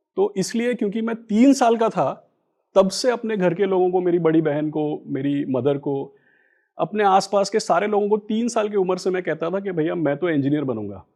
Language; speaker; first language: Hindi; non-native, local second language; Gujarati